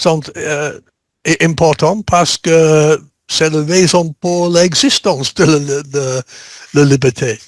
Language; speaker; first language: French; non-native, learner; English